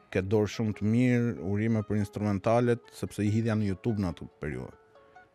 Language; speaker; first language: Albanian; native; Albanian